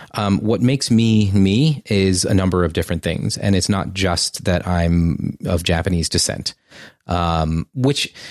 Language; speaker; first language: English; native; English